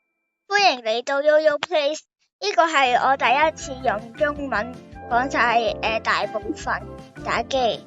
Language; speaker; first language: Chinese; early bilingual, heritage; Cantonese